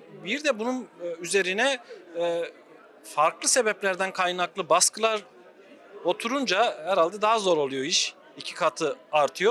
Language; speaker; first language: Turkish; native; Turkish